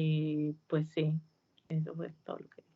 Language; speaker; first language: Spanish; early bilingual, heritage; Spanish